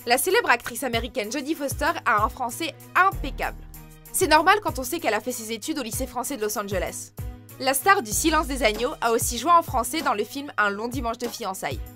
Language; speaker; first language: French; native; French